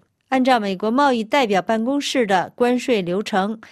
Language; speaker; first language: Chinese; native; Chinese